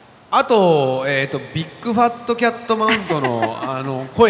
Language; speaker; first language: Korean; non-native, learner; Japanese